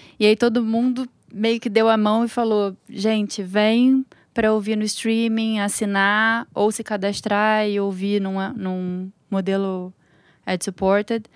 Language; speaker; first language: Portuguese; native; Portuguese